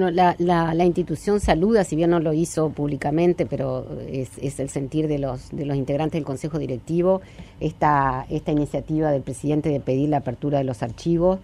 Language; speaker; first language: Spanish; native; Spanish